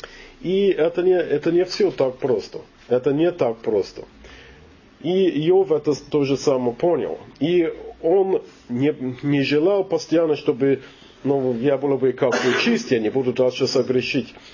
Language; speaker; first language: Russian; non-native, learner; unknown